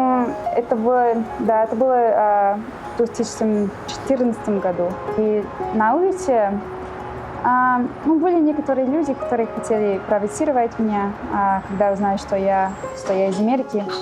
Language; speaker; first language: Russian; non-native, fluent; English